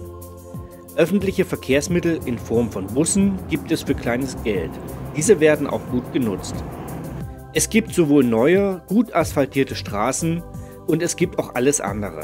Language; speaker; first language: German; native; German